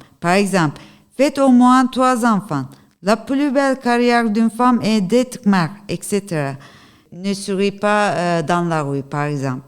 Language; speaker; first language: French; non-native, learner; Turkish